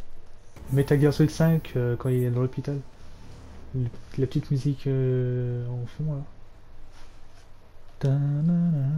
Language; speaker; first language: French; native; French